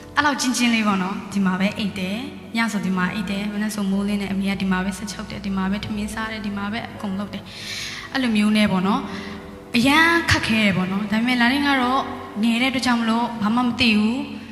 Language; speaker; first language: Burmese; native; Burmese